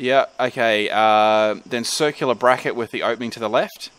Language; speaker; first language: English; native; English